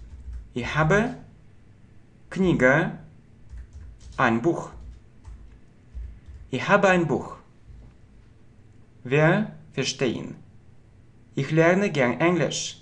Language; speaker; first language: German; non-native, fluent; Russian